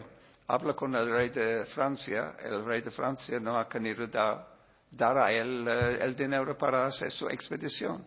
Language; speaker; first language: Spanish; non-native, learner; English